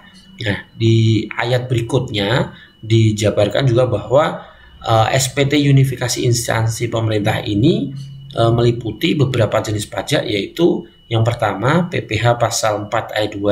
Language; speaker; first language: Indonesian; native; Indonesian